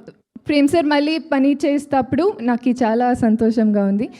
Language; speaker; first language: Telugu; non-native, learner; Kannada